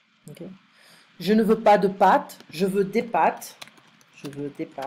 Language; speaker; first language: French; non-native, fluent; English